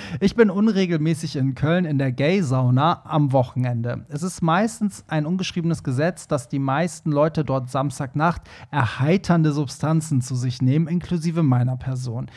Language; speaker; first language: German; early bilingual, other home language; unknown